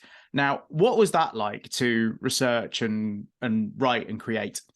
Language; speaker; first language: English; native; English